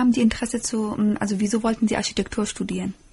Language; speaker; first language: German; non-native, fluent; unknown